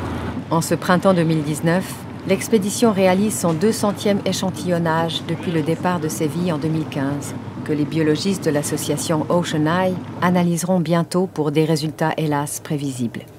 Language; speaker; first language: French; native; French